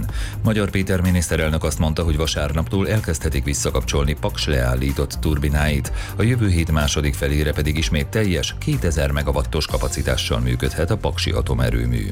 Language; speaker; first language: Hungarian; native; Hungarian